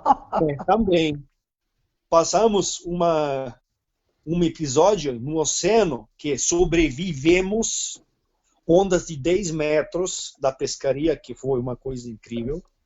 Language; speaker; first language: Portuguese; non-native, fluent; Serbian